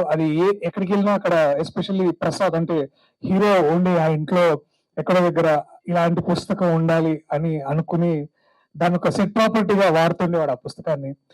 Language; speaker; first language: Telugu; native; Telugu